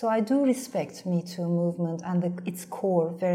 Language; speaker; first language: English; non-native, fluent; Turkish